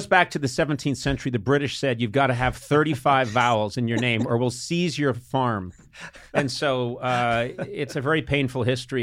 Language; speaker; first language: English; native; English